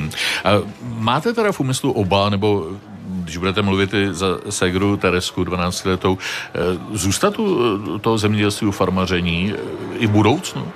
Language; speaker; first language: Czech; native; Czech